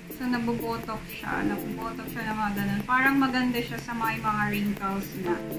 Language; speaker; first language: Filipino; native; Filipino